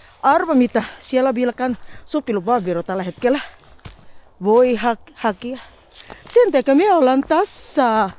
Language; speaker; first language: Finnish; non-native, learner; Filipino